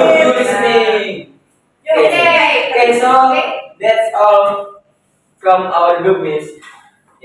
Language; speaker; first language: English; non-native, learner; Indonesian